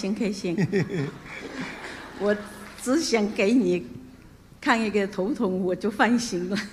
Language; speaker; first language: Chinese; non-native, local second language; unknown